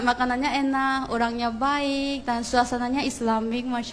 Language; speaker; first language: Indonesian; non-native, fluent; Korean